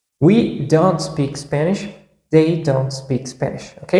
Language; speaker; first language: English; non-native, fluent; Portuguese